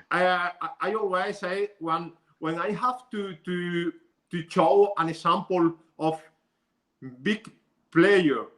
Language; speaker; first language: English; non-native, learner; Spanish